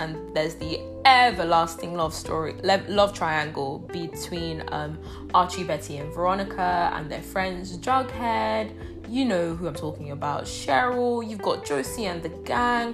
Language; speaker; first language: English; non-native, local second language; Yoruba